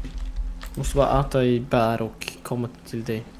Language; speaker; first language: Swedish; non-native, fluent; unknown